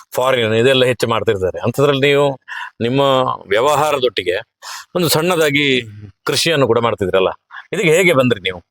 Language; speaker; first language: Kannada; non-native, local second language; Tulu